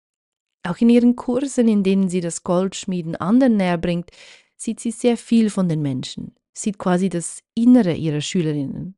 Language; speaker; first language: German; native; German